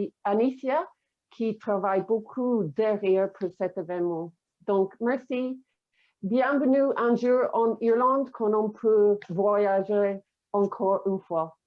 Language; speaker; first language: French; non-native, fluent; English